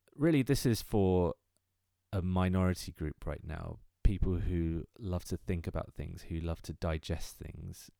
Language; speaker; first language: English; native; English